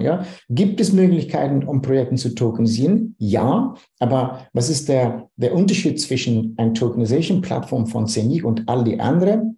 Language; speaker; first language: German; non-native, fluent; Dutch